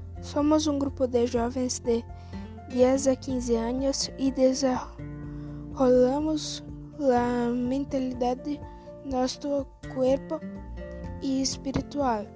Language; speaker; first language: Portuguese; non-native, learner; Spanish